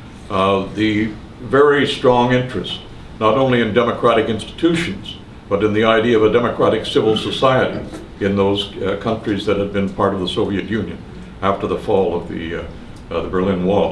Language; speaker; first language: English; native; English